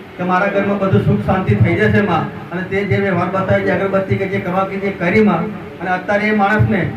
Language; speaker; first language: Gujarati; native; Gujarati